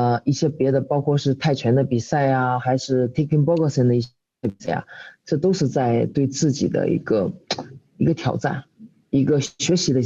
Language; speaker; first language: Chinese; native; Chinese